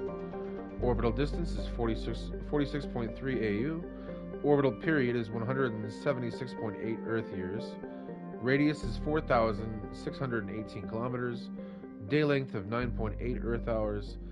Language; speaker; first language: English; native; English